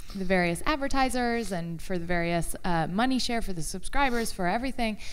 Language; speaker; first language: English; native; English